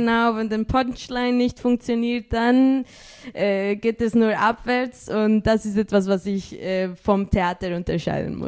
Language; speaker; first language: German; early bilingual, other home language; Spanish